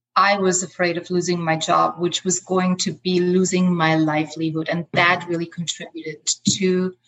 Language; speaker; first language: English; non-native, fluent; German